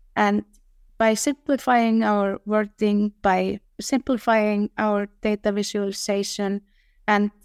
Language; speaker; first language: English; non-native, fluent; Icelandic